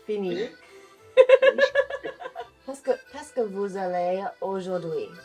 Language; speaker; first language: French; non-native, learner; English